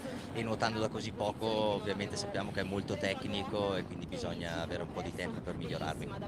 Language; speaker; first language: Italian; native; Italian